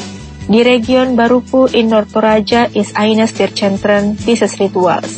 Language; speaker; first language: German; non-native, fluent; Indonesian